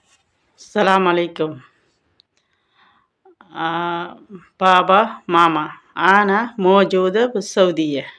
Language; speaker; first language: Arabic; non-native, learner; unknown